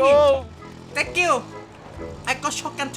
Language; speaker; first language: English; non-native, learner; Thai